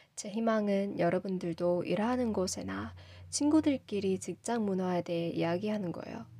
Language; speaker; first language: Korean; non-native, learner; English